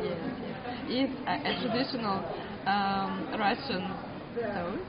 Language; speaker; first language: English; non-native, learner; Russian